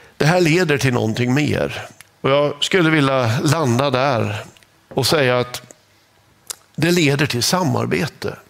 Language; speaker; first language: Swedish; native; Swedish